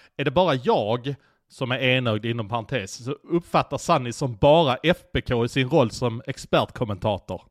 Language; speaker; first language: Swedish; native; Swedish